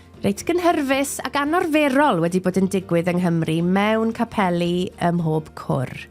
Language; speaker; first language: Welsh; native; Welsh